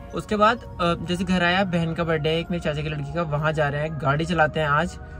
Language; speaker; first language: Hindi; native; Hindi